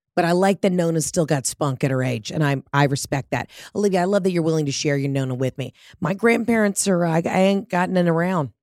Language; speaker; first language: English; early bilingual, other home language; Italian